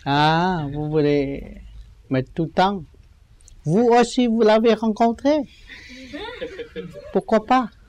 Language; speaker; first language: French; non-native, learner; Vietnamese